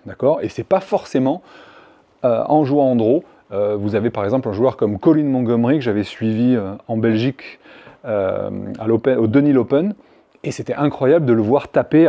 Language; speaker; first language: French; native; French